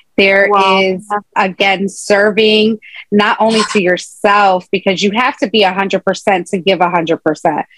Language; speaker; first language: English; native; English